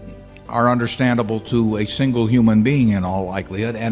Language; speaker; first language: English; native; English